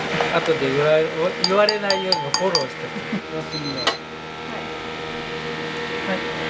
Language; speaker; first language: Japanese; native; Japanese